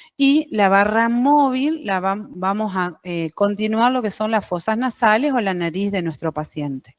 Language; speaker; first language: Spanish; native; Spanish